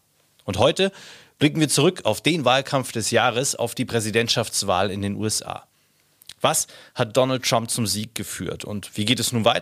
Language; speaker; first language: German; native; German